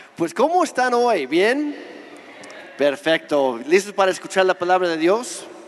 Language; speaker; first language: Spanish; non-native, fluent; English